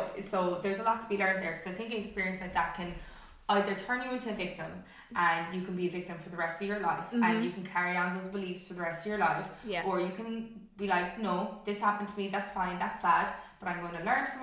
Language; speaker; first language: English; native; English